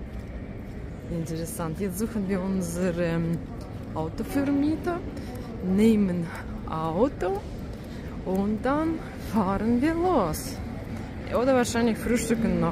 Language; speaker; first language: German; non-native, learner; Russian